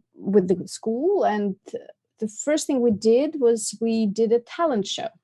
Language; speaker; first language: English; non-native, fluent; Russian